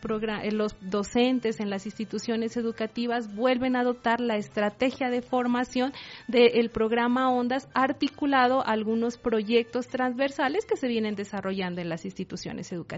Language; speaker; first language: Spanish; native; Spanish